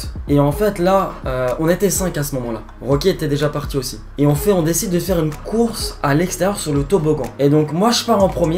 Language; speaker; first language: French; native; French